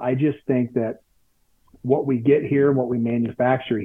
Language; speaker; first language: English; native; English